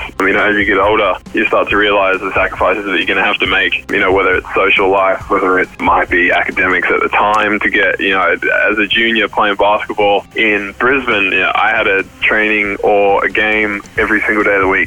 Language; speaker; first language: English; native; English